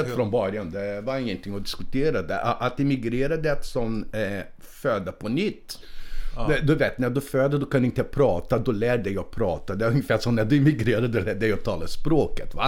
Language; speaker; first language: Swedish; non-native, fluent; Portuguese